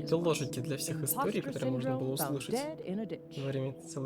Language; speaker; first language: Russian; native; Russian